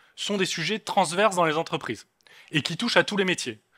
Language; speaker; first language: French; native; French